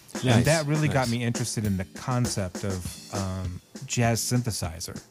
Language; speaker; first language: English; native; English